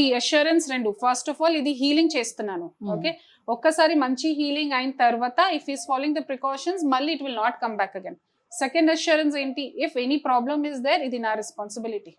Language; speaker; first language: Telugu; non-native, fluent; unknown